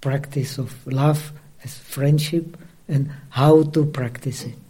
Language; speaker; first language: English; non-native, fluent; Czech